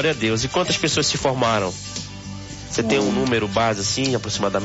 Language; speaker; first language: Portuguese; native; Portuguese